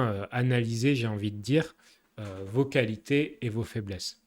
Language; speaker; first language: French; native; French